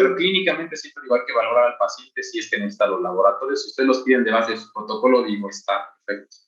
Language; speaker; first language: Spanish; native; Spanish